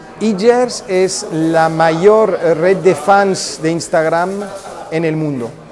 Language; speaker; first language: Spanish; early bilingual, heritage; Spanish